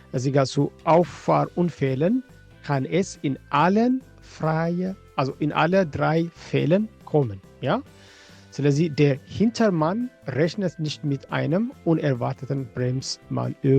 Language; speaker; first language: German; non-native, fluent; Amharic